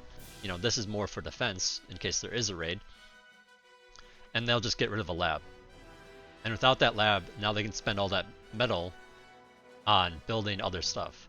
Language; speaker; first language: English; native; English